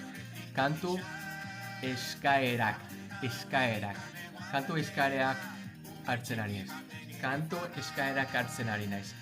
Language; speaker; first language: Basque; non-native, learner; English